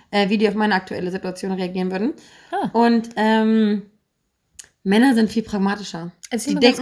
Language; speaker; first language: German; native; German